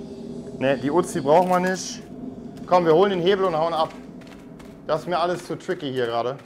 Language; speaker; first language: German; native; German